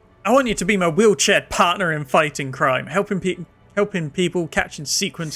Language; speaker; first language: English; native; English